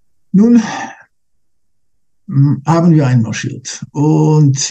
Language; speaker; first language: German; non-native, fluent; English